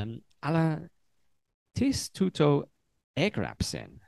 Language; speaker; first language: Greek; non-native, learner; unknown